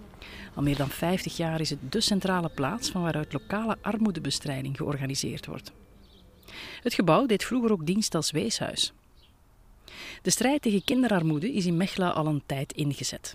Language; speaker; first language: Dutch; native; Dutch